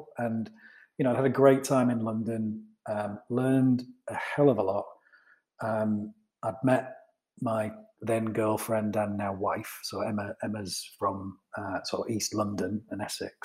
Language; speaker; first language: English; native; English